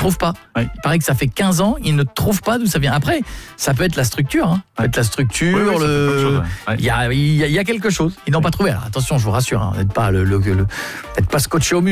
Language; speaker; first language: French; native; French